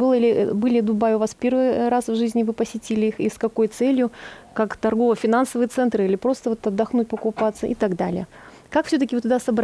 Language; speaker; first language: Russian; native; Russian